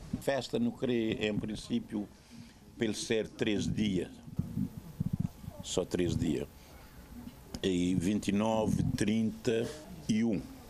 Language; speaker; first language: Portuguese; non-native, local second language; Kabuverdianu